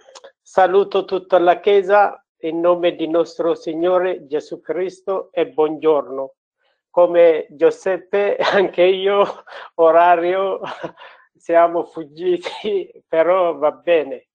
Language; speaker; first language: Italian; non-native, learner; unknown